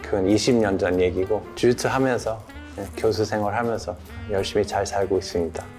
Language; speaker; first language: Korean; non-native, fluent; English